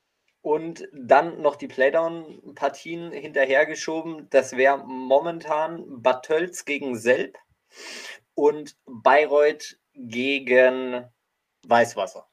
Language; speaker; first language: German; native; German